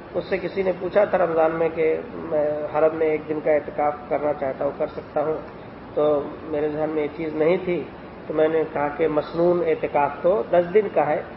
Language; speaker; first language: Urdu; native; Urdu